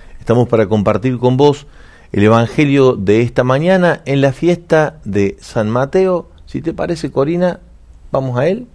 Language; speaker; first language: Spanish; native; Spanish